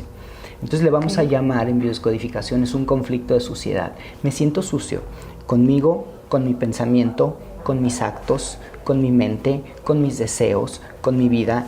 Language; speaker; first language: Spanish; native; Spanish